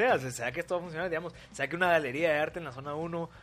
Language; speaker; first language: Spanish; native; Spanish